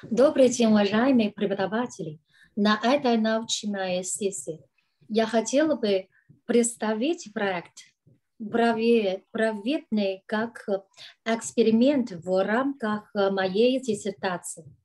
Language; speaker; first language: Russian; non-native, learner; Chinese